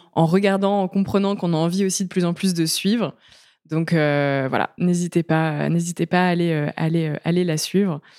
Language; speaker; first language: French; native; French